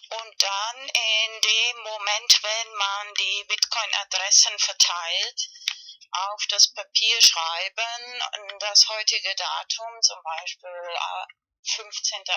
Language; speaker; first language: German; non-native, fluent; Spanish